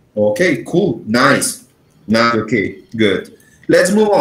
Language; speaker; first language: English; non-native, fluent; Spanish